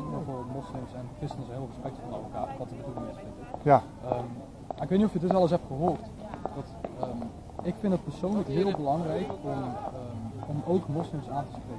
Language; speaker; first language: Dutch; native; Dutch